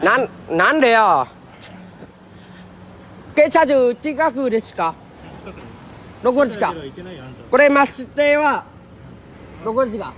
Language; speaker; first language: Japanese; non-native, learner; Vietnamese